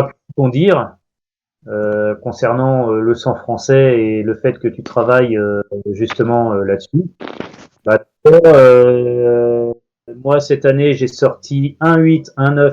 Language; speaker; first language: French; native; French